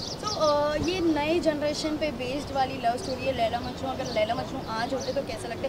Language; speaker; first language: Hindi; native; Hindi